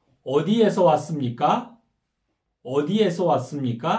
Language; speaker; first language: Korean; non-native, fluent; Kyrgyz